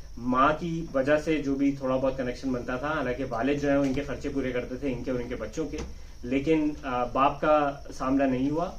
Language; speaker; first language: Urdu; native; Urdu